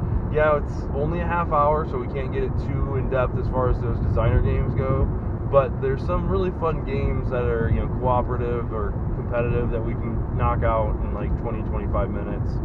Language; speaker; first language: English; native; English